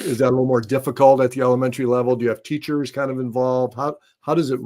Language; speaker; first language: English; native; English